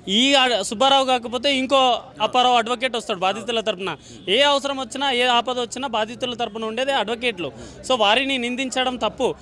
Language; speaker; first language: Telugu; native; Telugu